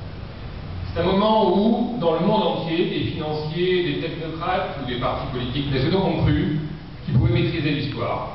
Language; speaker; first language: French; native; French